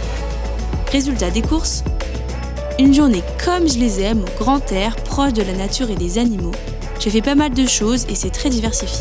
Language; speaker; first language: French; native; French